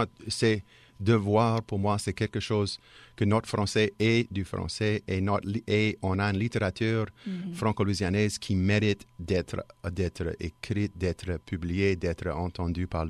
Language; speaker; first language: French; native; French